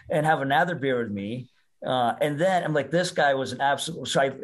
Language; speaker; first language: English; native; English